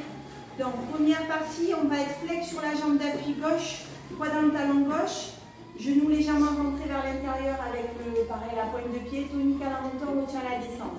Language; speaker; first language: French; native; French